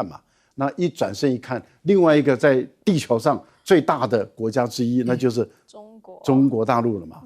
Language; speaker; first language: Chinese; native; Chinese